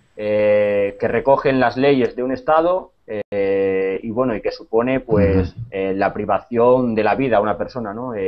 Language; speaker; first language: Spanish; native; Spanish